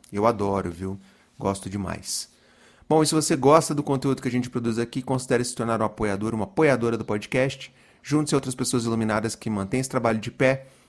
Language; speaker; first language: Portuguese; native; Portuguese